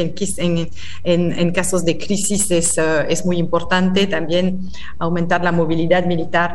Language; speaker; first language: Spanish; non-native, fluent; French